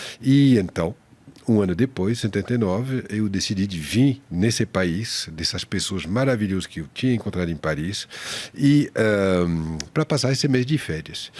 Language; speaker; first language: Portuguese; non-native, fluent; French